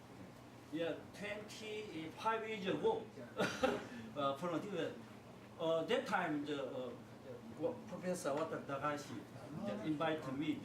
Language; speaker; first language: English; non-native, learner; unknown